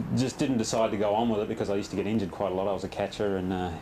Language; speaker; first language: English; native; English